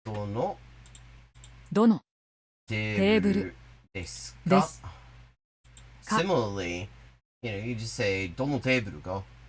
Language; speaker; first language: Japanese; non-native, fluent; English